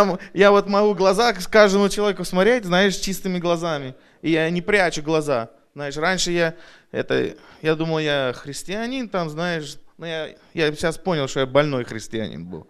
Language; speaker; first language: Russian; early bilingual, heritage; Russian